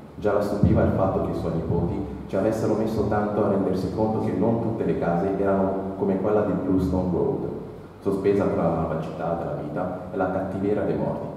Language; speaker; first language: Italian; native; Italian